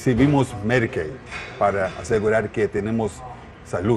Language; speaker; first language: Spanish; non-native, learner; English